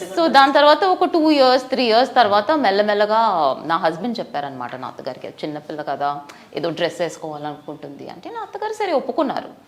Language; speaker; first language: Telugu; non-native, fluent; Tamil